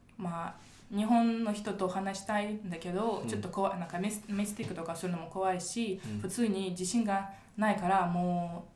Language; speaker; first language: Japanese; non-native, fluent; Russian